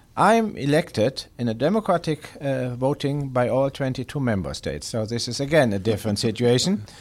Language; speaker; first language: English; non-native, fluent; German